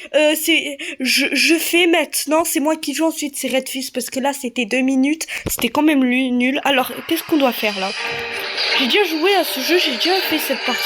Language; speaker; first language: French; native; French